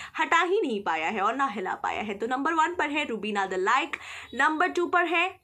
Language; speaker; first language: Hindi; native; Hindi